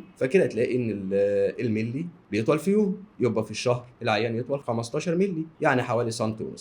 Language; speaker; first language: Arabic; native; Arabic